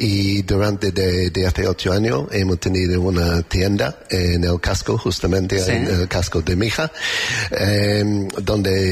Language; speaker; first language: Spanish; non-native, learner; English